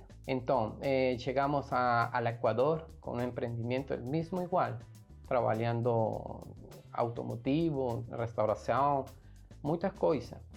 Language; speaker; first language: Portuguese; non-native, learner; Spanish